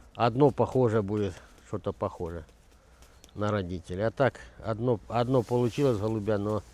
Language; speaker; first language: Russian; non-native, local second language; Ukrainian